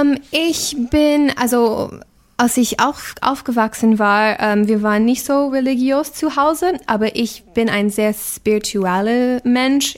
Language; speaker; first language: German; non-native, fluent; English